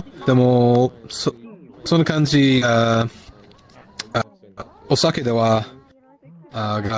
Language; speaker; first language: Japanese; non-native, learner; Spanish